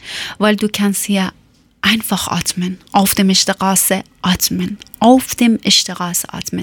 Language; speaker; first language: German; non-native, learner; Persian